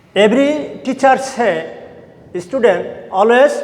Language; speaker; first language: English; non-native, local second language; Bangla